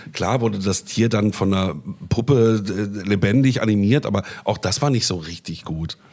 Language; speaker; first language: German; native; German